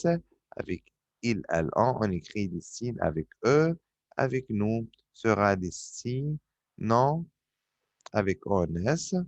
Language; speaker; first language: French; non-native, fluent; Arabic